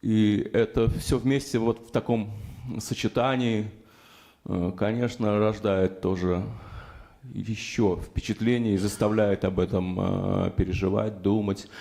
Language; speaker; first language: Russian; native; Russian